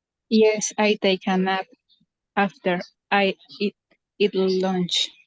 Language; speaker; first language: English; non-native, learner; Spanish